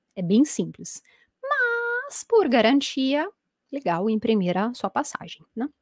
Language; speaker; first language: Portuguese; non-native, fluent; Italian